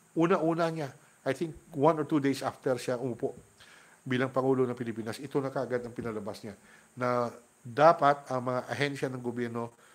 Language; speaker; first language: Filipino; non-native, local second language; Hiligaynon